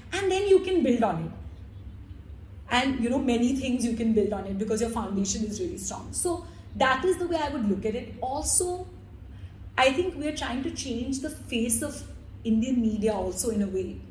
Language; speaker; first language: English; early bilingual, other home language; Hindi